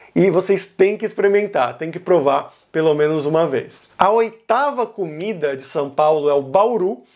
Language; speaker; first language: Portuguese; native; Portuguese